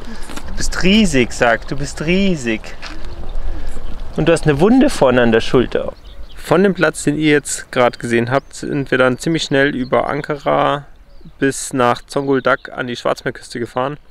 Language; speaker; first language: German; native; German